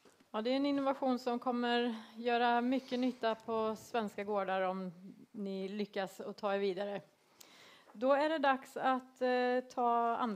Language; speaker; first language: Swedish; native; Swedish